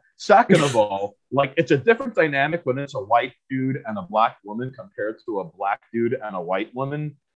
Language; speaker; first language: English; early bilingual, other home language; Spanish